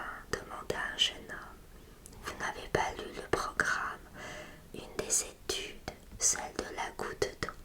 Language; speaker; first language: French; native; French